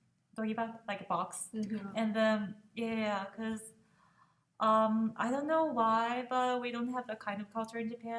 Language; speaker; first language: English; non-native, fluent; Japanese